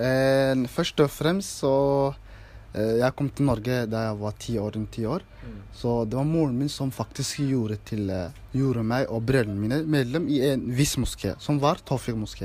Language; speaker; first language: Norwegian; early bilingual, other home language; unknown